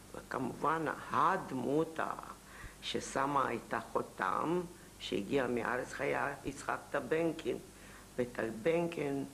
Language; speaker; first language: Hebrew; non-native, fluent; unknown